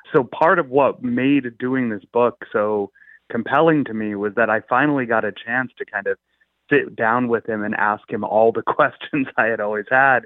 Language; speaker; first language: English; native; English